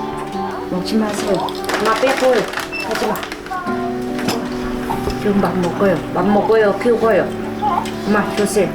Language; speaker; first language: Korean; non-native, learner; Vietnamese